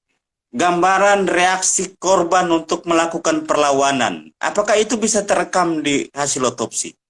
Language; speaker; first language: Indonesian; native; Indonesian